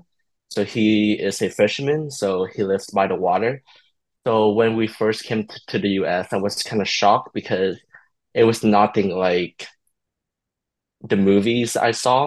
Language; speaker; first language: English; early bilingual, other home language; Vietnamese